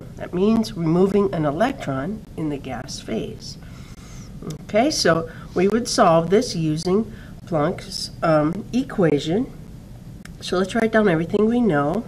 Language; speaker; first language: English; native; English